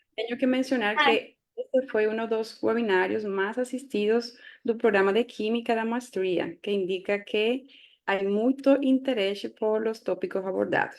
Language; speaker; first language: Portuguese; non-native, fluent; Spanish